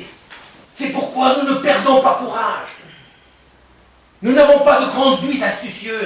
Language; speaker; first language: French; native; French